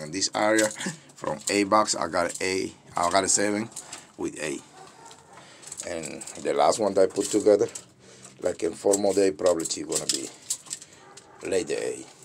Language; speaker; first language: English; non-native, learner; Spanish